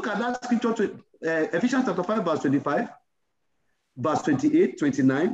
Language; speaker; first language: English; non-native, local second language; Yoruba